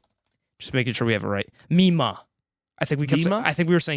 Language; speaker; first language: English; native; English